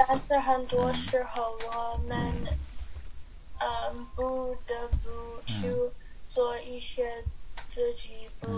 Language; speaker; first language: Chinese; non-native, learner; English